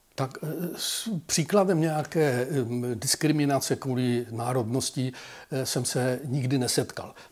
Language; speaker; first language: Czech; native; Czech